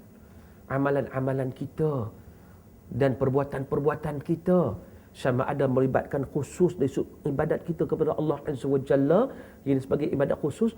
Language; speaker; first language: Malay; native; Malay